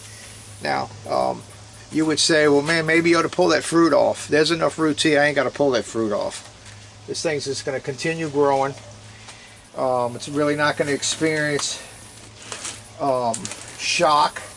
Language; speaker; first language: English; native; English